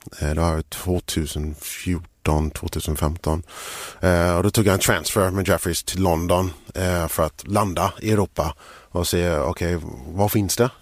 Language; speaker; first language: Swedish; early bilingual, other home language; English